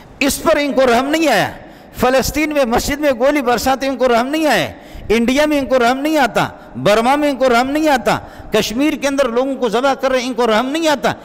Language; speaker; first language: Urdu; non-native, local second language; Brahui